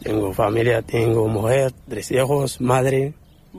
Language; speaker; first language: Spanish; non-native, learner; Arabic